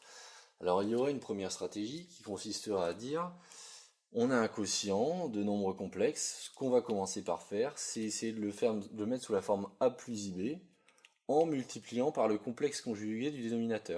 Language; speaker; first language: French; native; French